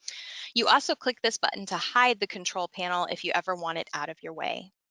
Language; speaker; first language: English; native; English